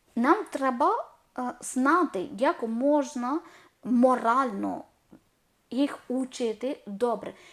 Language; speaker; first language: Ukrainian; non-native, learner; Malayalam